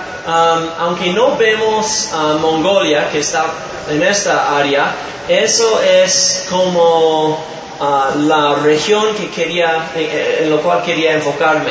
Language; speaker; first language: Spanish; non-native, fluent; English